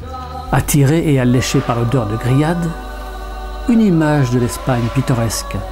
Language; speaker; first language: French; native; French